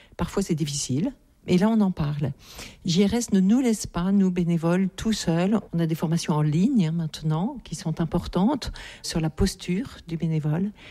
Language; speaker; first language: French; native; French